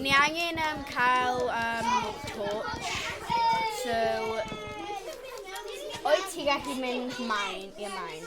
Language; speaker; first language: Welsh; non-native, local second language; English